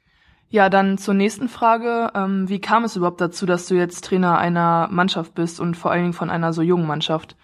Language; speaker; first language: German; native; German